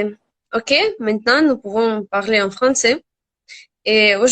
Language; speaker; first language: French; non-native, learner; Russian